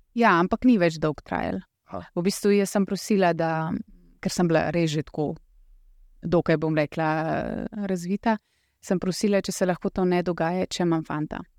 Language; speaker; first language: Slovenian; early bilingual, other home language; Russian